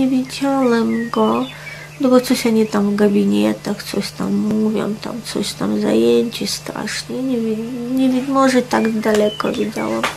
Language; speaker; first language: Polish; non-native, fluent; Russian